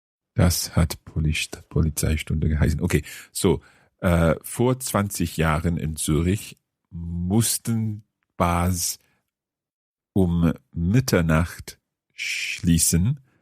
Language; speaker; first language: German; non-native, fluent; English